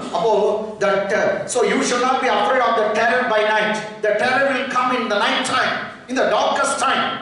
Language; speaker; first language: English; non-native, local second language; Tamil